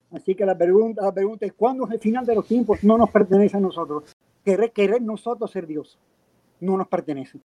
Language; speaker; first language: Spanish; native; Spanish